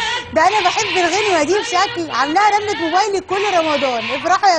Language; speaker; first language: Arabic; native; Arabic